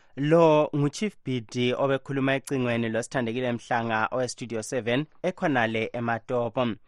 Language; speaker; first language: Zulu; native; Zulu